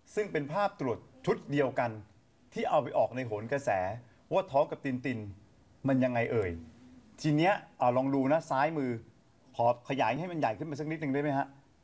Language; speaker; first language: Thai; native; Thai